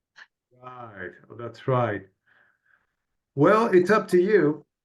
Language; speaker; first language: English; non-native, fluent; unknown